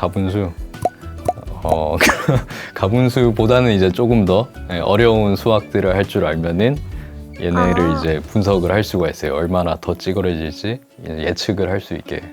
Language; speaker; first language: Korean; native; Korean